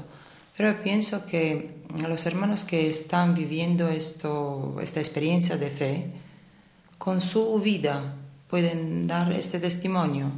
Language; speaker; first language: Spanish; non-native, fluent; Italian